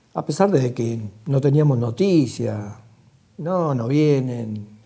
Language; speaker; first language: Spanish; native; Spanish